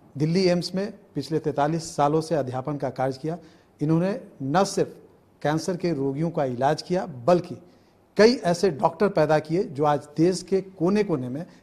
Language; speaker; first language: Hindi; native; Hindi